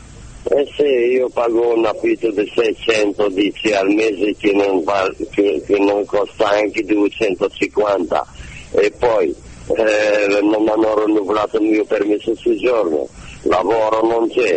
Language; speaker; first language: Italian; non-native, learner; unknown